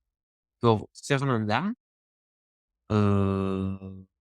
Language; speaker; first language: French; non-native, learner; Spanish